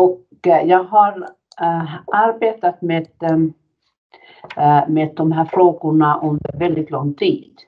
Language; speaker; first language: Swedish; non-native, fluent; Finnish